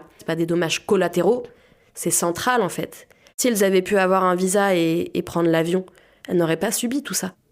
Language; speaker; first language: French; native; French